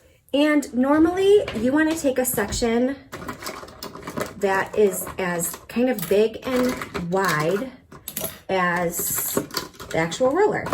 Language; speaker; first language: English; native; English